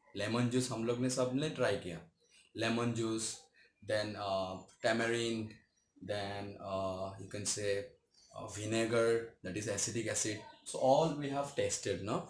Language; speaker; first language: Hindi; non-native, local second language; Bangla